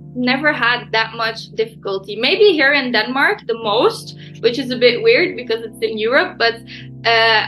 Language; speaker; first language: English; early bilingual, heritage; Turkish